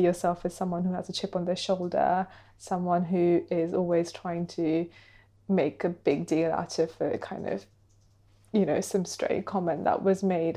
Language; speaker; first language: English; non-native, local second language; Hindi